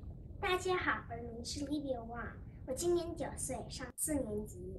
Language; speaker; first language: Chinese; early bilingual, heritage; Chinese